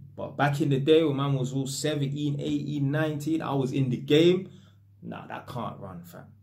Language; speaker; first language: English; native; English